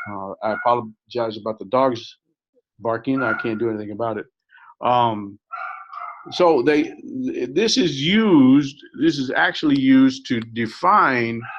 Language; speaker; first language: English; native; English